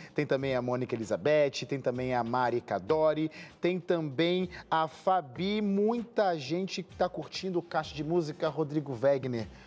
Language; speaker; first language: Portuguese; native; Portuguese